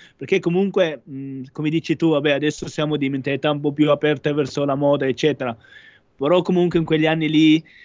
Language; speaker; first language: Italian; non-native, fluent; Arabic